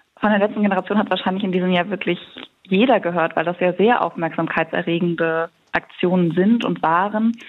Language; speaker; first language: German; native; German